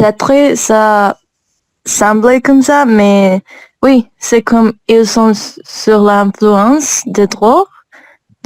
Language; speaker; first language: French; non-native, learner; English